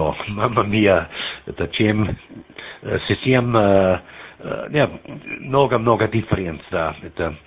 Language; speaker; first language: Russian; non-native, learner; German